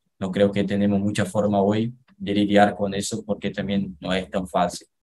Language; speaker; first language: Spanish; non-native, learner; Portuguese